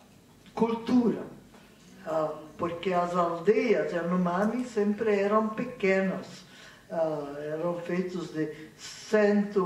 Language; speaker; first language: Portuguese; non-native, fluent; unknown